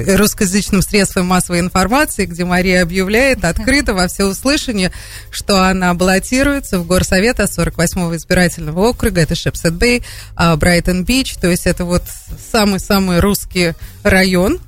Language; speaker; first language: Russian; native; Russian